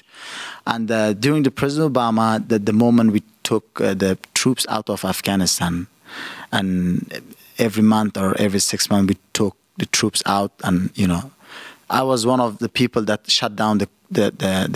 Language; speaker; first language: English; non-native, fluent; Persian